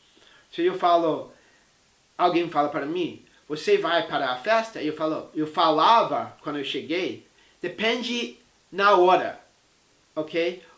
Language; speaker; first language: Portuguese; non-native, fluent; English